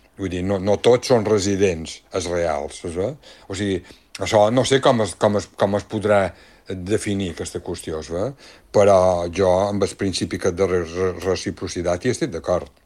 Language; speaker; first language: Catalan; native; Catalan